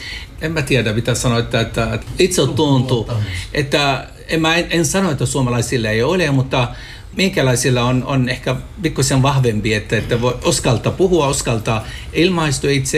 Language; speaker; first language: Finnish; non-native, fluent; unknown